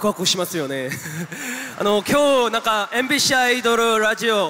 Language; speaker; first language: Japanese; non-native, learner; Korean